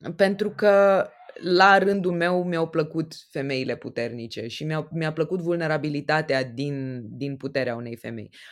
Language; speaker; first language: Romanian; native; Romanian